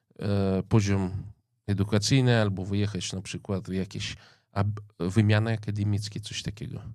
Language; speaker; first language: Polish; non-native, fluent; Russian